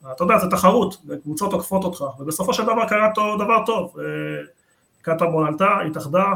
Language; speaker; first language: Hebrew; early bilingual, other home language; Spanish